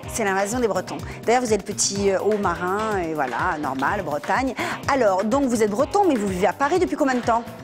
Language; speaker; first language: French; native; French